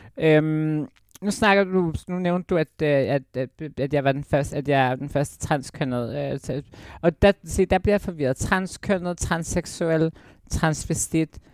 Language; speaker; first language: Danish; native; Danish